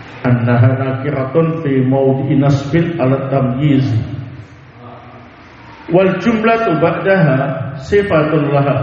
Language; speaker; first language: Arabic; non-native, fluent; Indonesian